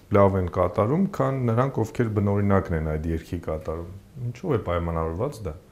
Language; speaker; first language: Armenian; native; Armenian